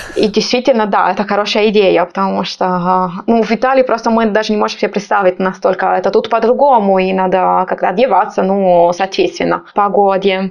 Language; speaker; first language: Russian; non-native, fluent; Italian